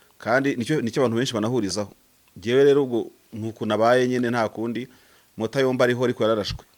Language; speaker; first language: Kinyarwanda; native; Kinyarwanda